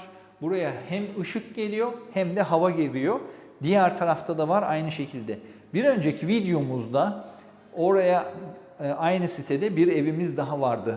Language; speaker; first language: Turkish; native; Turkish